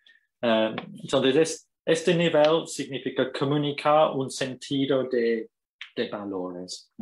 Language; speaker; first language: Spanish; non-native, fluent; English